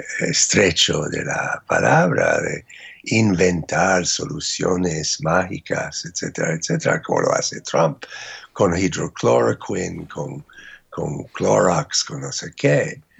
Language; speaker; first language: Spanish; non-native, fluent; English